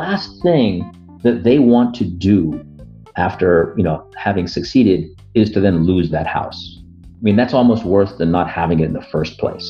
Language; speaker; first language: English; native; English